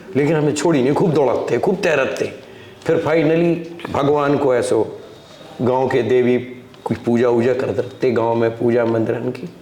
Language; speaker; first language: Hindi; native; Hindi